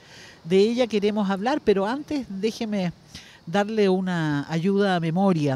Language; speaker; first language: Spanish; native; Spanish